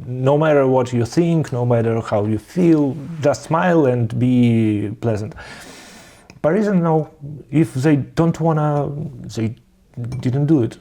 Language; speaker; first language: English; non-native, learner; Russian